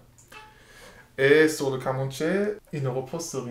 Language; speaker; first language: French; non-native, learner; Persian